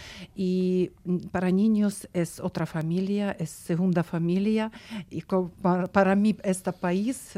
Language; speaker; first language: Spanish; non-native, learner; Ukrainian